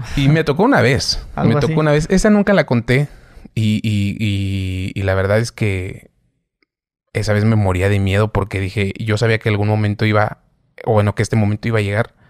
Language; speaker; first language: Spanish; native; Spanish